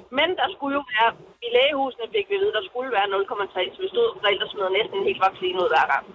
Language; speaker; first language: Danish; native; Danish